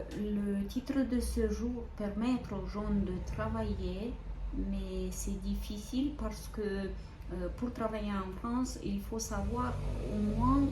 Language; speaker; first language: French; non-native, fluent; Ukrainian